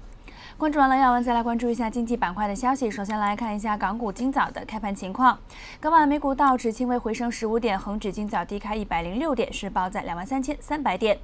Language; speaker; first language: Chinese; non-native, local second language; Cantonese